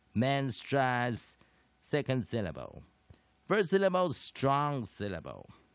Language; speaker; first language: English; non-native, fluent; Chinese